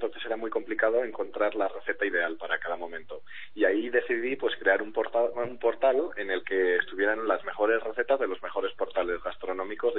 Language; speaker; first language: Spanish; native; Spanish